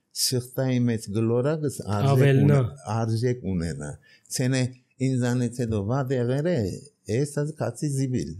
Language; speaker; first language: Armenian; early bilingual, heritage; Armenian